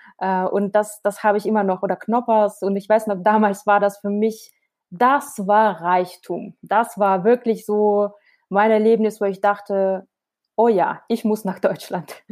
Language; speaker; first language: German; non-native, fluent; Russian